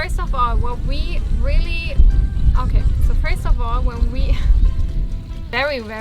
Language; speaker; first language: English; non-native, fluent; German